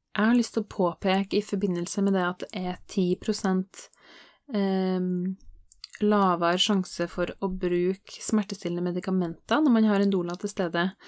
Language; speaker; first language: Norwegian; native; Norwegian